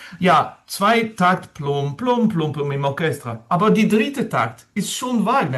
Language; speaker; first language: German; non-native, learner; French